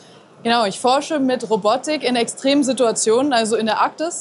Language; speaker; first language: German; native; German